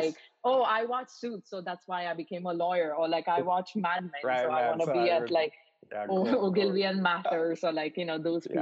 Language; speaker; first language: English; non-native, local second language; Marathi